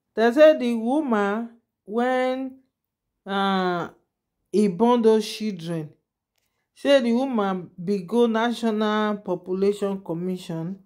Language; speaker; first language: Nigerian Pidgin; non-native, local second language; Yoruba